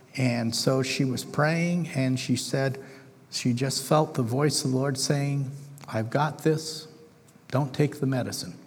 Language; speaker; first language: English; native; English